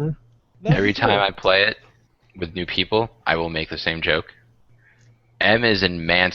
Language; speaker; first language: English; native; English